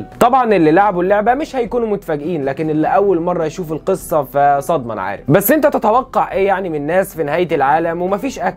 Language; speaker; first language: Arabic; native; Arabic